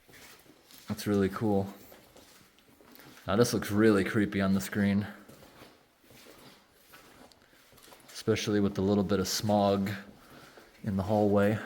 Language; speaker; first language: English; native; English